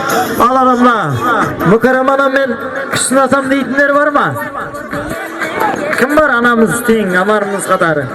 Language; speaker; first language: Kazakh; native; Kazakh